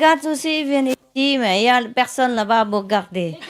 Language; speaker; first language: French; non-native, learner; Vietnamese